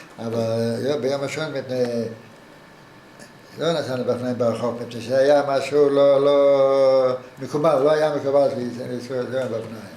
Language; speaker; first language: Hebrew; non-native, fluent; Yiddish